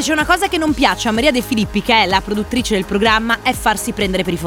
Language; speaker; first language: Italian; native; Italian